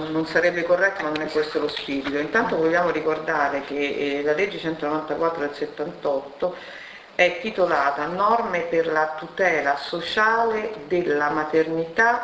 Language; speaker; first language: Italian; native; Italian